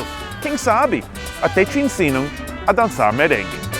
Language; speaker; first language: Portuguese; non-native, fluent; English